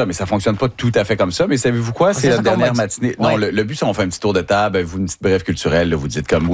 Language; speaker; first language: French; native; French